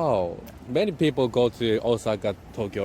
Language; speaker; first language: English; non-native, learner; Japanese